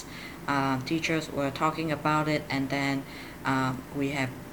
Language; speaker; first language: English; non-native, local second language; Cantonese